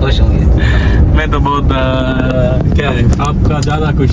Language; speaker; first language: Hindi; non-native, local second language; Malayalam